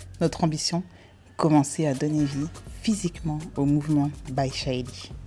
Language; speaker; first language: French; native; French